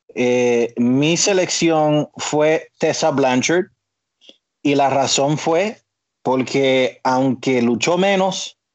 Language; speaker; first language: Spanish; native; Spanish